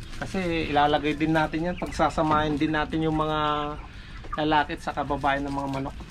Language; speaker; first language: Filipino; non-native, local second language; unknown